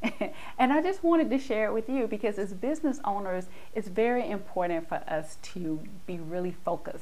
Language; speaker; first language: English; native; English